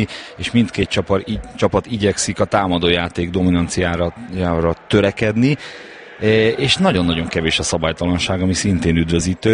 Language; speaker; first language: Hungarian; native; Hungarian